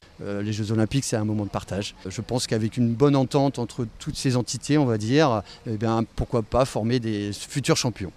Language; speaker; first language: French; native; French